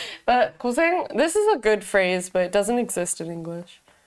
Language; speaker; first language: English; native; English